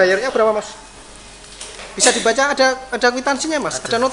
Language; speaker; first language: Indonesian; native; Indonesian